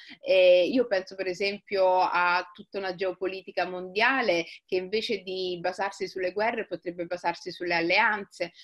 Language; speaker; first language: Italian; early bilingual, other home language; Somali